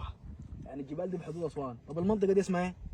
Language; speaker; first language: Arabic; native; Arabic